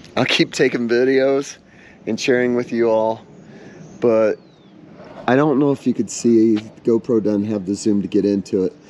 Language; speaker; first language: English; native; English